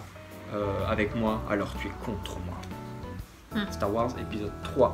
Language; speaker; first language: French; native; French